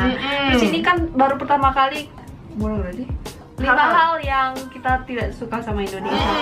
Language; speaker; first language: Indonesian; early bilingual, heritage; Korean